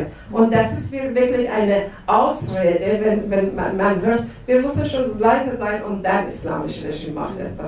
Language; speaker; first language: German; non-native, fluent; Persian